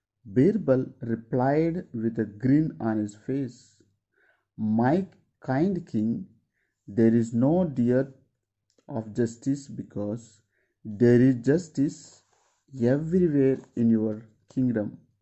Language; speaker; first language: English; non-native, local second language; Telugu